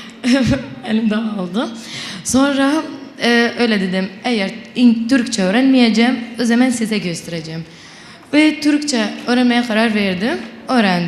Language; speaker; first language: Turkish; non-native, local second language; Arabic